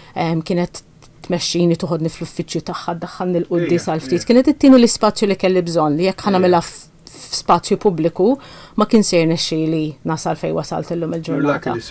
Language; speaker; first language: Maltese; native; Maltese